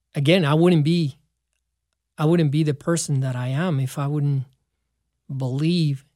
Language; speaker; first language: English; non-native, fluent; Spanish